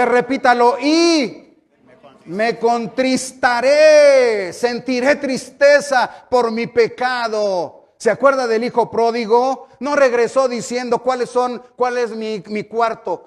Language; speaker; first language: Spanish; native; Spanish